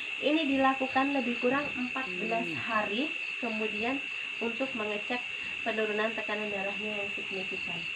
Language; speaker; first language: Indonesian; non-native, local second language; Sundanese